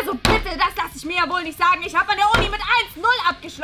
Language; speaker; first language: German; native; German